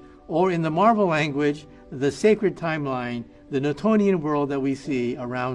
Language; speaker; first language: English; native; English